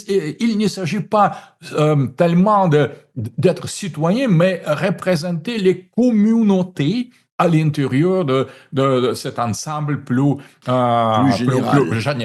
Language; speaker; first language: French; non-native, fluent; Russian